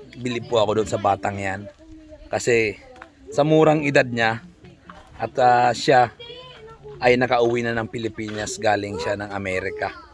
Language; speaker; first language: Filipino; non-native, local second language; Bikol